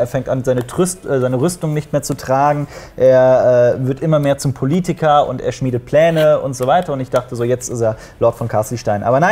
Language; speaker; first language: German; native; German